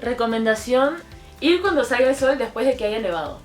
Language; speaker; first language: Spanish; native; Spanish